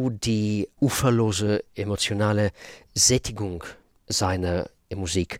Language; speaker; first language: German; non-native, fluent; Russian